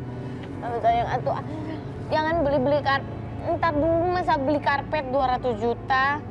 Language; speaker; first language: Indonesian; native; Indonesian